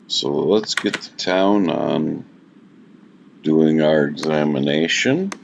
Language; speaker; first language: English; native; English